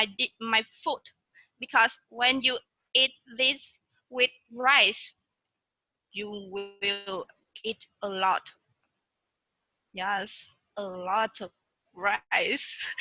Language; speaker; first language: English; non-native, learner; Vietnamese